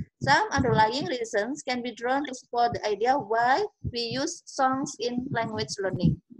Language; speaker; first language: English; non-native, fluent; Indonesian